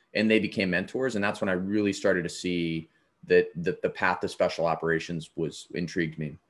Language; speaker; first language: English; native; English